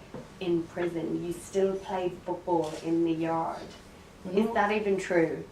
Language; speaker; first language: English; native; English